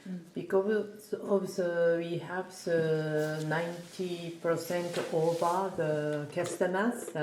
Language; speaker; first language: English; non-native, learner; Japanese